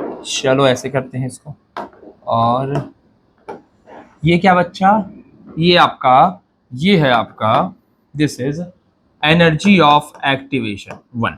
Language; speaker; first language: Hindi; native; Hindi